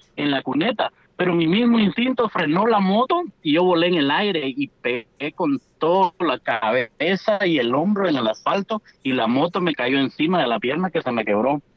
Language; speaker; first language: Spanish; native; Spanish